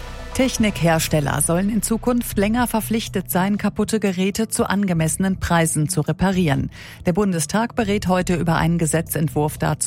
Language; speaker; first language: German; native; German